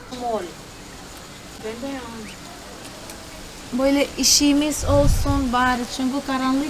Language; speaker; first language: Turkish; non-native, fluent; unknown